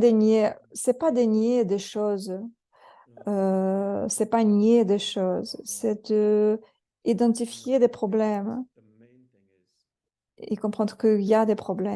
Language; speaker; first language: French; non-native, fluent; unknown